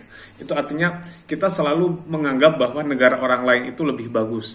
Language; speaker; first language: Indonesian; non-native, local second language; Javanese